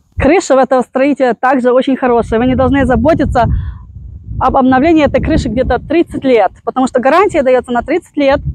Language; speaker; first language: Russian; native; Russian